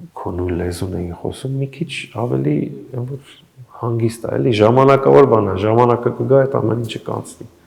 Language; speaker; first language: Armenian; early bilingual, heritage; Armenian